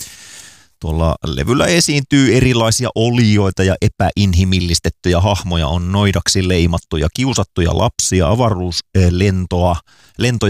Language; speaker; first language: Finnish; native; Finnish